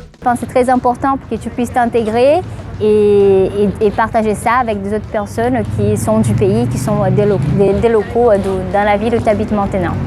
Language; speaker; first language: French; non-native, fluent; Portuguese